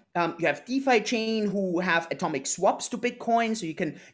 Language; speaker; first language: English; non-native, fluent; German